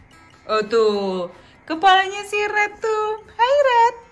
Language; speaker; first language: Indonesian; native; Indonesian